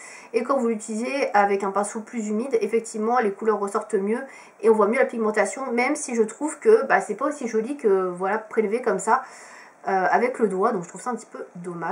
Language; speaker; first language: French; native; French